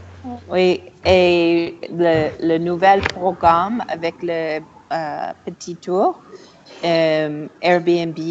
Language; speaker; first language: French; non-native, learner; English